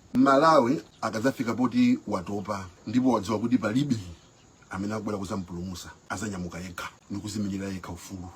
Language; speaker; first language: Nyanja; native; Nyanja